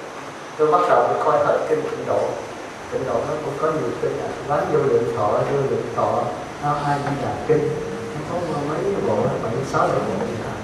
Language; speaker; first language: Vietnamese; native; Vietnamese